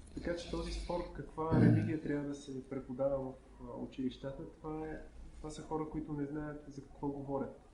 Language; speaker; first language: Bulgarian; native; Bulgarian